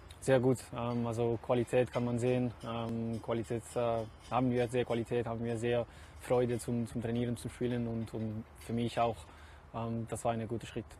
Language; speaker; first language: German; non-native, learner; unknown